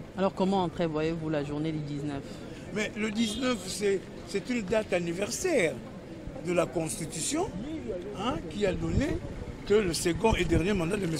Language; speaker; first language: French; non-native, local second language; Kongo